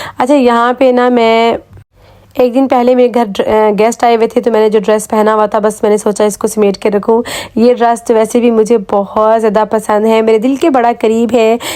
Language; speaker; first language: Urdu; native; Urdu